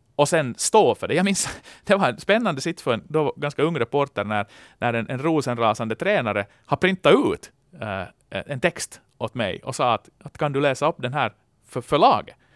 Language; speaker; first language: Swedish; native; Swedish